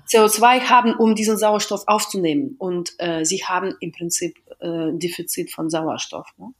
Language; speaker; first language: German; non-native, fluent; Russian